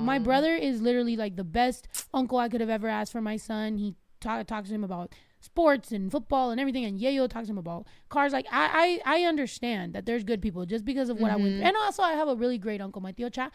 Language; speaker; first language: English; early bilingual, other home language; Spanish